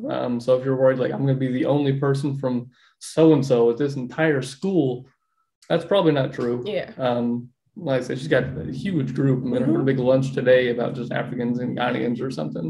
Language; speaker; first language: English; native; English